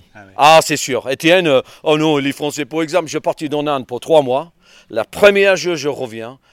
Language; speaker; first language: French; non-native, fluent; English